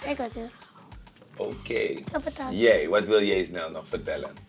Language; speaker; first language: Dutch; native; Dutch